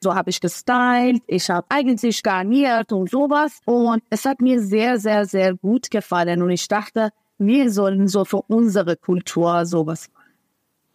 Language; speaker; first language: German; non-native, fluent; Persian